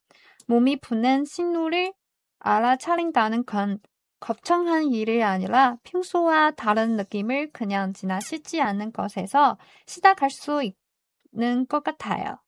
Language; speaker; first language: Korean; non-native, fluent; Chinese